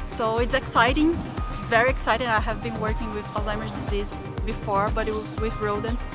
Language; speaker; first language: English; non-native, fluent; Portuguese